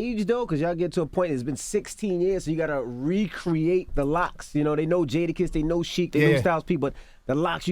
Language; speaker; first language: English; native; English